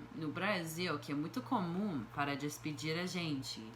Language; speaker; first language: Portuguese; non-native, fluent; English